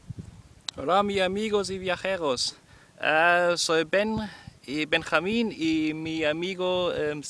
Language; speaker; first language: Spanish; non-native, learner; German